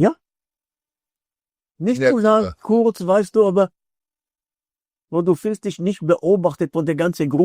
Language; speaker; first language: German; non-native, fluent; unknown